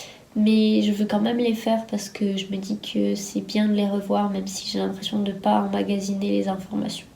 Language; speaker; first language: French; native; French